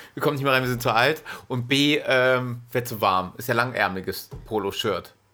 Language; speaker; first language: German; native; German